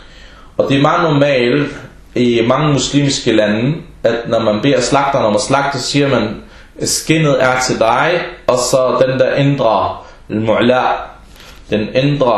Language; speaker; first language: Danish; early bilingual, other home language; Arabic